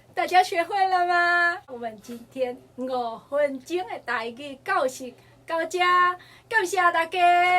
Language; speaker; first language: Chinese; non-native, fluent; Vietnamese